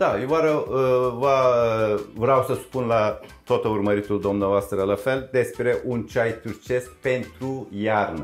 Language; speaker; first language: Romanian; non-native, learner; Turkish